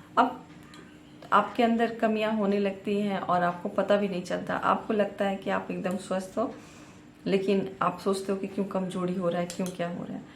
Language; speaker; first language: Hindi; native; Hindi